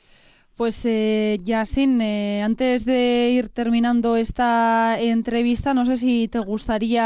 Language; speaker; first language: Spanish; native; Spanish